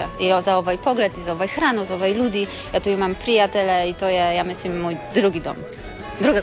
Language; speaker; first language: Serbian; non-native, learner; Polish